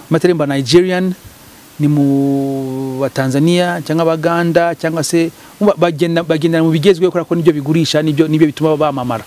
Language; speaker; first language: Kinyarwanda; early bilingual, heritage; Kinyarwanda